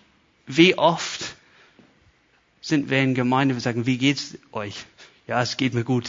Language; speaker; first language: German; non-native, fluent; English